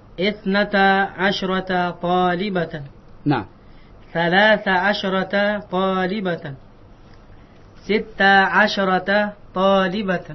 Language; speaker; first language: Arabic; non-native, learner; Indonesian